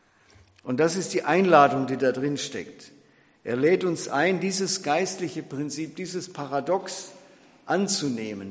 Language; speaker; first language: German; native; German